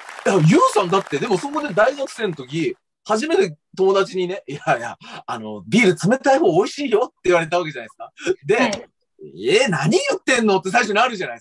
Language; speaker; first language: Japanese; native; Japanese